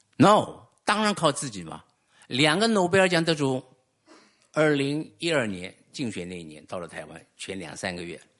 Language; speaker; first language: Chinese; native; Chinese